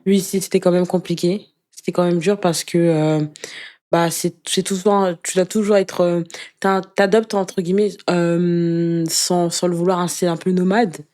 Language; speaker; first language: French; early bilingual, other home language; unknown